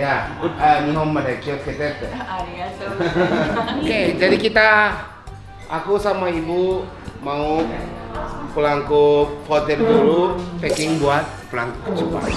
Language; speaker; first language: Indonesian; non-native, fluent; Japanese